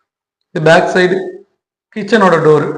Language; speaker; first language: Tamil; native; Tamil